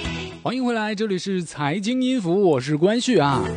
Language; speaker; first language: Chinese; native; Chinese